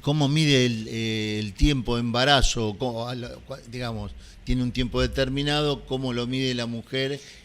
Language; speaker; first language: Spanish; native; Spanish